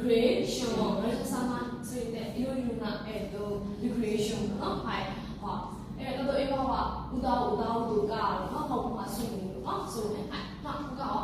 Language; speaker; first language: Japanese; non-native, learner; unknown